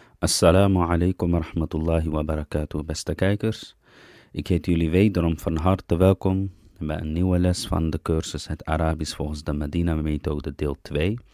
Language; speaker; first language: Dutch; early bilingual, other home language; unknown